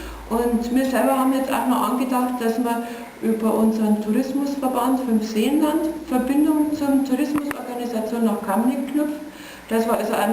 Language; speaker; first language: German; native; German